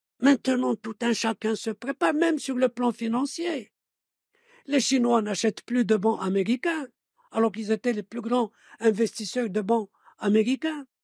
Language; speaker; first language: French; non-native, local second language; Arabic